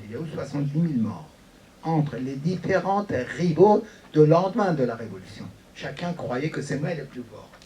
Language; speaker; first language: French; non-native, fluent; Persian